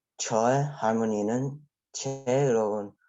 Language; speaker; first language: Korean; early bilingual, heritage; Korean